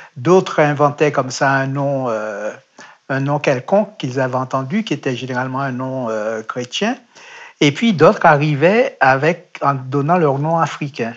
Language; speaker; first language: French; native; French